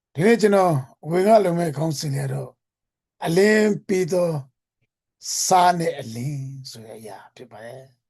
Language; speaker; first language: Burmese; non-native, local second language; Hakha Chin